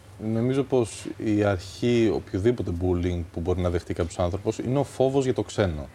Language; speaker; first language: Greek; early bilingual, other home language; Albanian